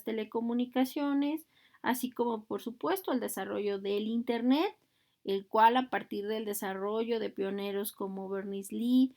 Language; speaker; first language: Spanish; native; Spanish